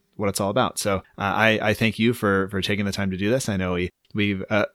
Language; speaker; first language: English; native; English